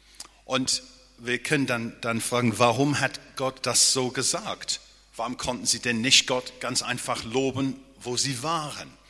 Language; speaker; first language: German; non-native, fluent; English